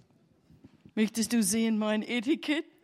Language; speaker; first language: German; non-native, learner; English